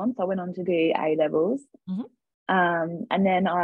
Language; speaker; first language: English; native; English